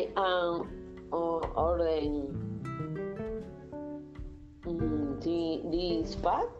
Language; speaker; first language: English; non-native, learner; Spanish